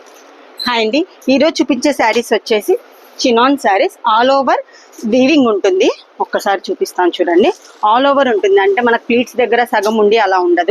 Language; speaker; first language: Telugu; native; Telugu